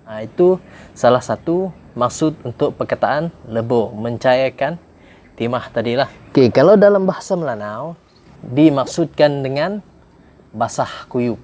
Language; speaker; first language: Malay; non-native, local second language; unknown